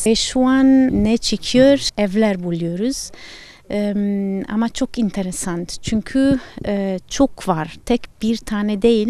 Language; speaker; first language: Turkish; non-native, fluent; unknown